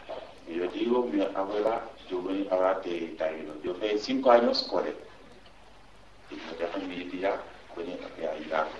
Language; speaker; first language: Spanish; non-native, learner; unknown